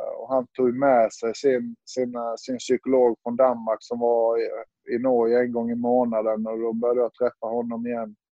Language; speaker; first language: Swedish; early bilingual, other home language; Serbian